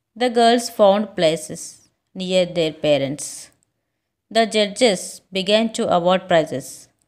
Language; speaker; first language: English; non-native, local second language; Telugu